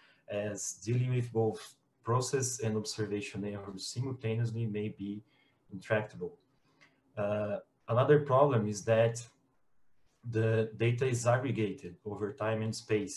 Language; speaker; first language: English; non-native, fluent; Portuguese